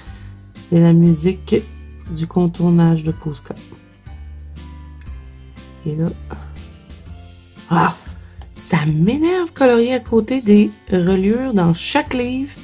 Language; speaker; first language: French; native; French